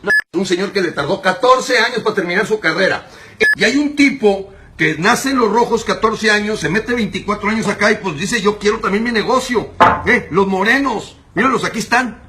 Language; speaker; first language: Spanish; native; Spanish